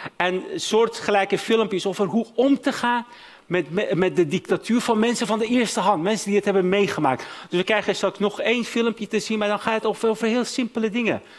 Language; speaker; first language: Dutch; native; Dutch